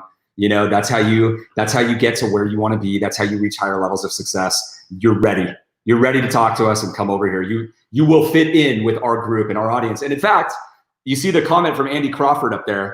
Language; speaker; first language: English; native; English